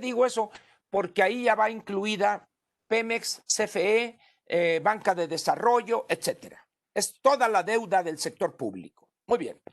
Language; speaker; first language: Spanish; native; Spanish